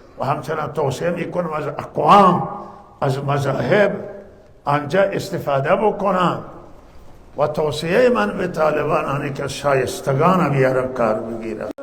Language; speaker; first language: Persian; non-native, local second language; Baluchi